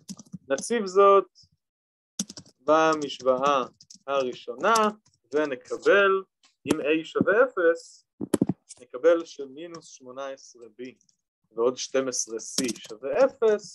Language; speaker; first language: Hebrew; native; Hebrew